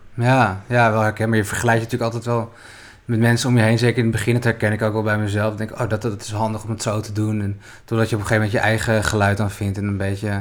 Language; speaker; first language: Dutch; native; Dutch